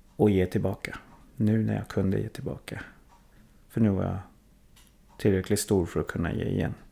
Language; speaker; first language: Swedish; early bilingual, other home language; Thai